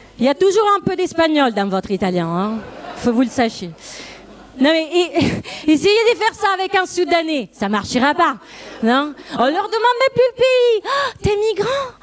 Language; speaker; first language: French; non-native, fluent; Italian